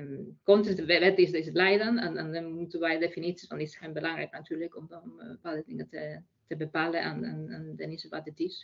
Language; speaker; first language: Dutch; non-native, fluent; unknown